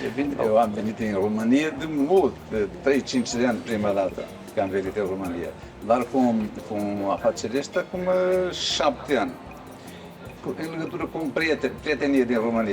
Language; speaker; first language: Romanian; non-native, learner; Portuguese